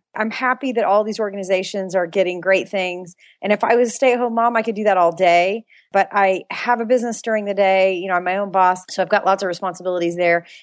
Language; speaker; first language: English; native; English